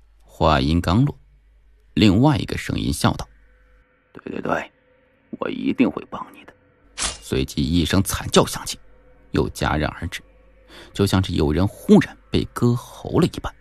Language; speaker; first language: Chinese; native; Chinese